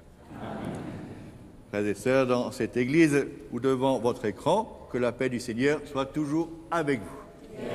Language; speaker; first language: French; native; French